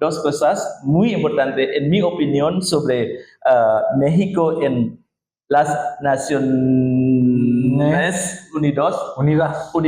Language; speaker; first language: Spanish; non-native, learner; Indonesian